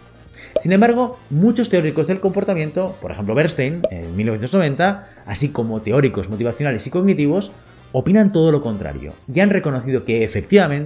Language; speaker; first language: Spanish; native; Spanish